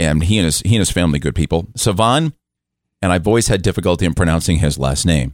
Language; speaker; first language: English; native; English